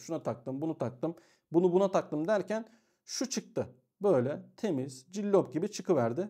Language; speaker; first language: Turkish; native; Turkish